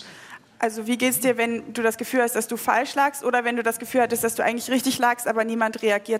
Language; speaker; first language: German; native; German